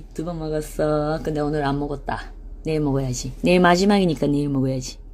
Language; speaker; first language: Korean; non-native, fluent; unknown